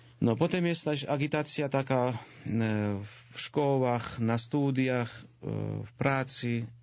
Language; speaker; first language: Polish; non-native, fluent; Georgian